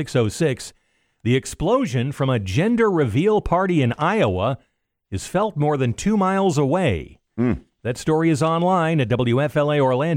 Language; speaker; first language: English; native; English